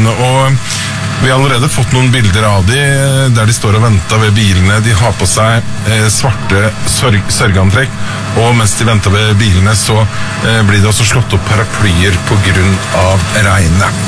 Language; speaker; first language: Norwegian; native; Norwegian